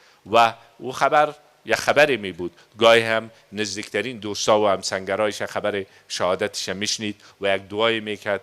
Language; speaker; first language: Persian; native; Persian